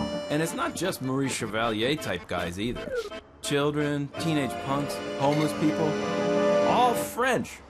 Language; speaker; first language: English; native; English